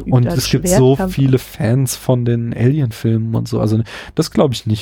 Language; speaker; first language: German; native; German